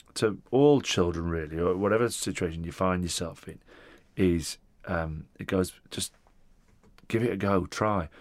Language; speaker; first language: English; non-native, local second language; Italian